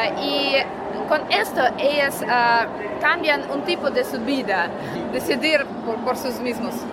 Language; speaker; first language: Spanish; non-native, learner; Russian